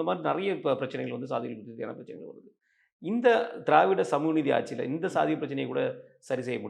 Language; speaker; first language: Tamil; native; Tamil